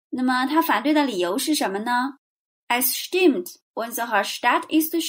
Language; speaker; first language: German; non-native, fluent; Chinese